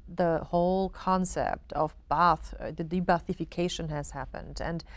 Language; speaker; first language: English; non-native, fluent; Arabic